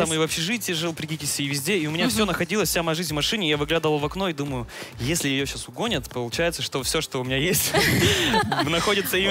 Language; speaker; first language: Russian; native; Russian